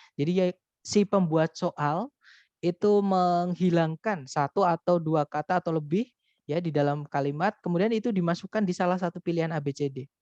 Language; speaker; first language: Indonesian; non-native, local second language; Javanese